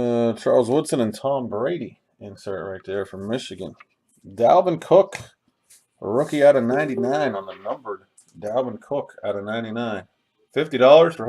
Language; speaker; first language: English; native; English